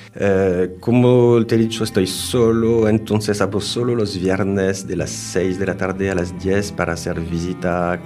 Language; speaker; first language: Spanish; non-native, learner; French